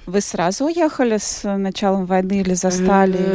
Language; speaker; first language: Russian; native; Russian